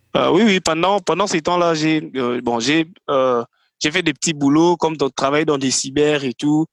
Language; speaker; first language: French; non-native, local second language; Lingala